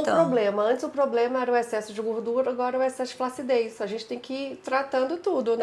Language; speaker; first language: Portuguese; native; Portuguese